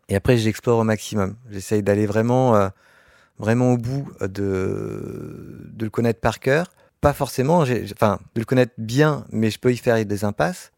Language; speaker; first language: French; native; French